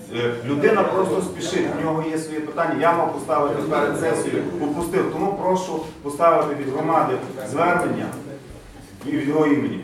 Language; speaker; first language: Ukrainian; native; Ukrainian